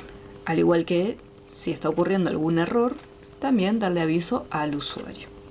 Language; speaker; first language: Spanish; native; Spanish